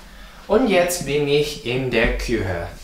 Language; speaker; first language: German; non-native, fluent; Indonesian